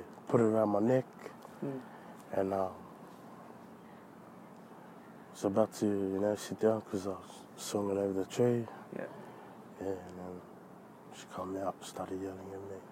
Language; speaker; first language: English; native; English